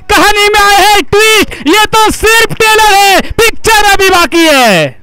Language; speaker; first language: Hindi; non-native, local second language; Marathi